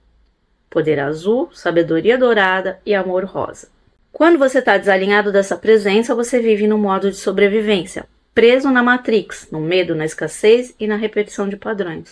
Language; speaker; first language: Portuguese; native; Portuguese